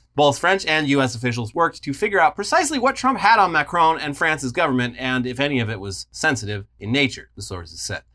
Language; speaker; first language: English; native; English